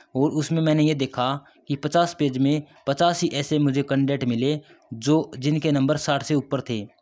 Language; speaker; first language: Hindi; native; Hindi